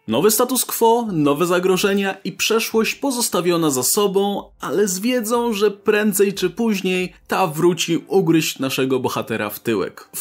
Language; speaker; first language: Polish; native; Polish